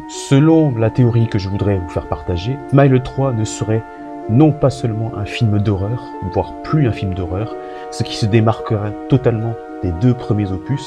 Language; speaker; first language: French; native; French